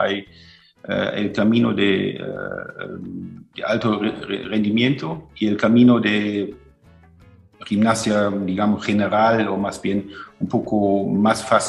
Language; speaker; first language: Spanish; non-native, fluent; German